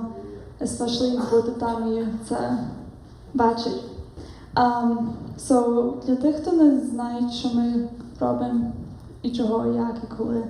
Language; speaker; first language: Ukrainian; early bilingual, heritage; Ukrainian